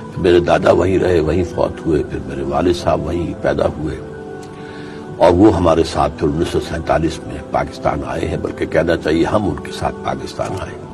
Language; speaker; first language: Urdu; native; Urdu